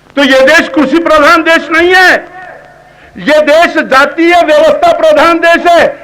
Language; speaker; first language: Hindi; non-native, local second language; Marathi